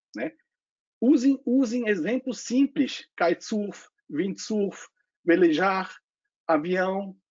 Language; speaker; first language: Portuguese; non-native, fluent; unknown